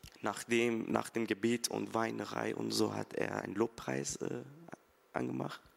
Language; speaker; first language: German; early bilingual, other home language; Persian